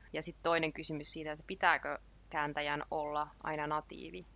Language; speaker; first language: Finnish; native; Finnish